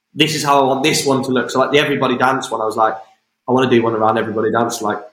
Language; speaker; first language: English; native; English